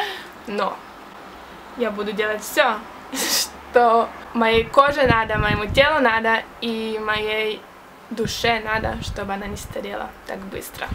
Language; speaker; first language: Russian; early bilingual, heritage; Russian